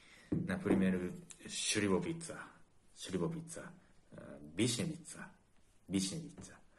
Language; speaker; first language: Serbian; non-native, learner; Japanese